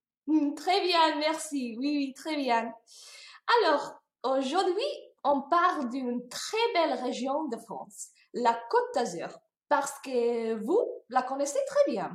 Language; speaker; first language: French; non-native, fluent; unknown